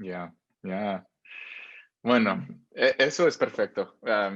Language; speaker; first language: Spanish; non-native, fluent; English